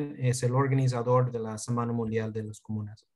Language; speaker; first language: Spanish; non-native, fluent; English